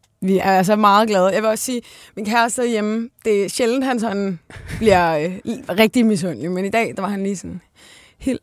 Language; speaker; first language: Danish; native; Danish